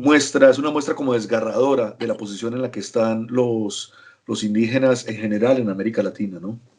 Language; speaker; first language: Spanish; native; Spanish